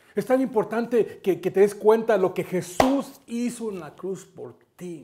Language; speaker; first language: Spanish; native; Spanish